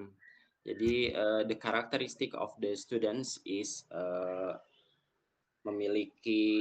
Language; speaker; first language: English; non-native, fluent; Indonesian